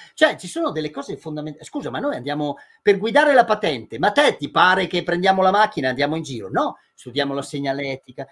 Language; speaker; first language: Italian; native; Italian